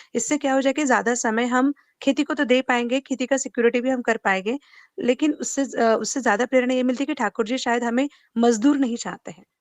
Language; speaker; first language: Hindi; non-native, local second language; Marathi